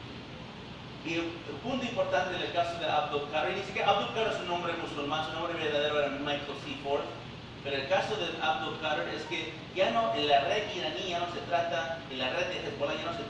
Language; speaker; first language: Spanish; early bilingual, heritage; Spanish